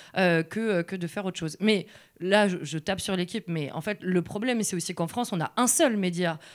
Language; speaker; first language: French; native; French